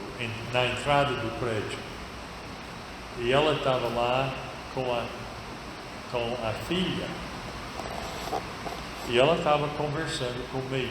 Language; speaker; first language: Portuguese; non-native, fluent; English